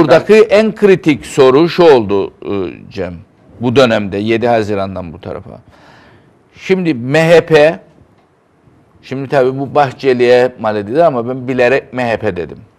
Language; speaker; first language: Turkish; native; Turkish